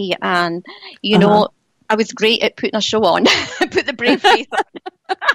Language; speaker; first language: English; native; English